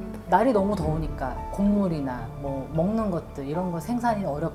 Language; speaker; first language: Korean; native; Korean